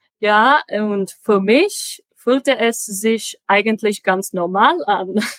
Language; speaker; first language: German; non-native, learner; Czech